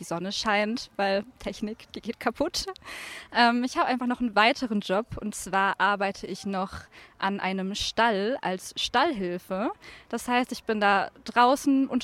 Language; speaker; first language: German; native; German